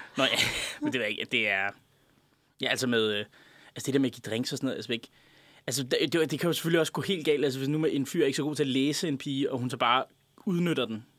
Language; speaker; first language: Danish; native; Danish